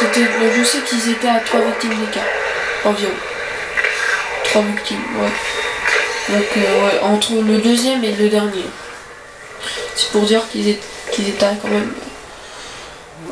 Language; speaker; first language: French; native; French